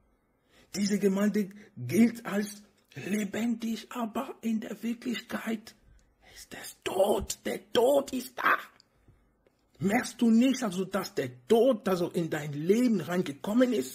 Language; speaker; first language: German; non-native, fluent; French